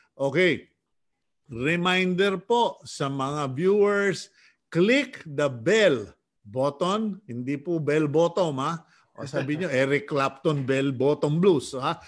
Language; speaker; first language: Filipino; native; Filipino